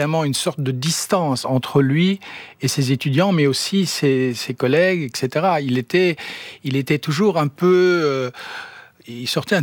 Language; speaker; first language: French; non-native, fluent; German